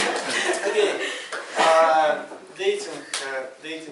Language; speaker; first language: English; non-native, learner; Russian